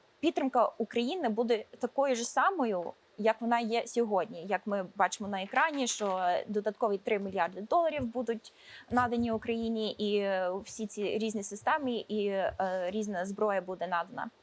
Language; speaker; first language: Ukrainian; early bilingual, heritage; Ukrainian